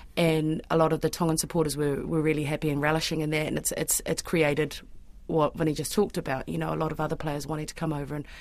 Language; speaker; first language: English; native; English